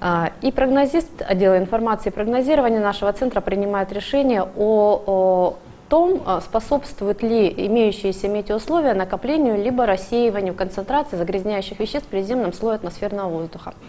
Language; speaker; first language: Russian; native; Russian